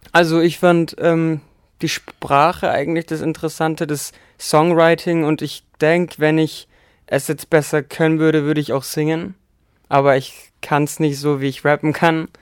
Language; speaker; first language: German; native; German